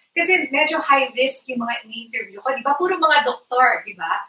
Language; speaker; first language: Filipino; non-native, local second language; Iloko